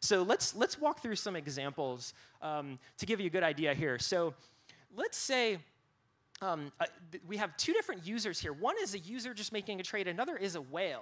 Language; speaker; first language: English; native; English